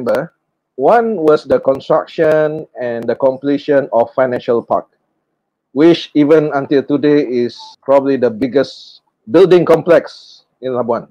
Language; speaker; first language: English; non-native, local second language; Malay